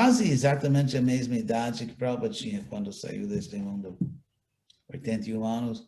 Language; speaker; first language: Portuguese; non-native, fluent; English